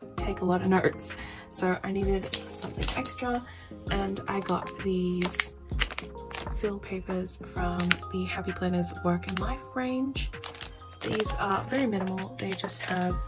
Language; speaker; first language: English; native; English